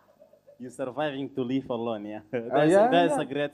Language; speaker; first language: English; non-native, learner; Arabic